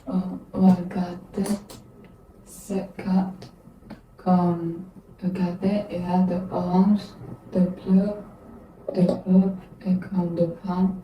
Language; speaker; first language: French; non-native, learner; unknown